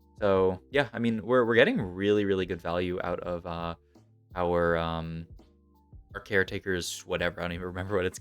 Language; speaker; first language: English; native; English